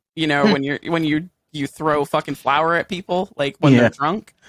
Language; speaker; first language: English; native; English